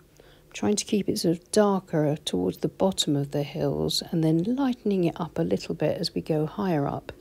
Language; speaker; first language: English; native; English